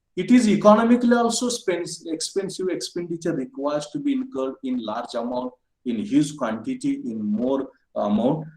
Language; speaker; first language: English; non-native, local second language; Marathi